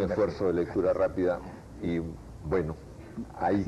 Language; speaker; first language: Spanish; native; Spanish